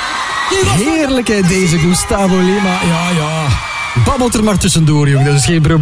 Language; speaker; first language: Dutch; native; Dutch